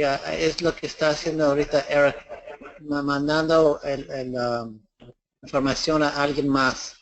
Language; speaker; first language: Spanish; early bilingual, heritage; English